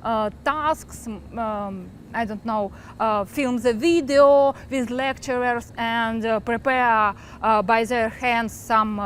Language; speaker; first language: English; non-native, learner; Ukrainian